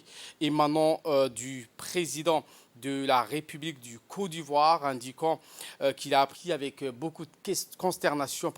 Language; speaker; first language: French; native; French